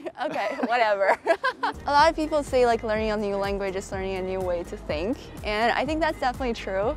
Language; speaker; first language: English; non-native, fluent; Chinese